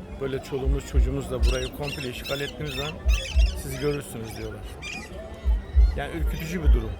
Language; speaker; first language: Turkish; native; Turkish